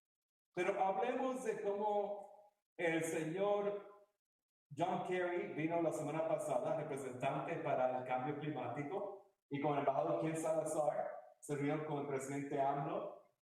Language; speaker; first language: Spanish; early bilingual, heritage; Spanish